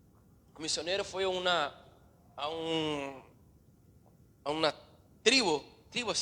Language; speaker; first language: Spanish; non-native, learner; Portuguese